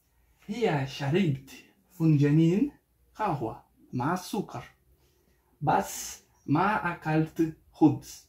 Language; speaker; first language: Arabic; non-native, learner; Portuguese